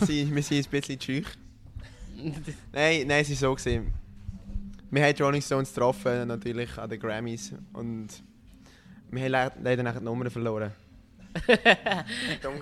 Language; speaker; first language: German; native; German